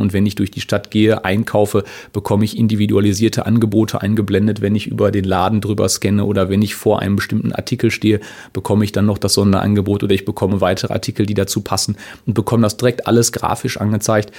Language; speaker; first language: German; native; German